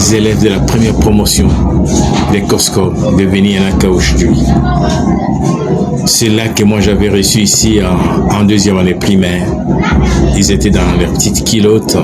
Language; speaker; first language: French; non-native, local second language; Luba-Lulua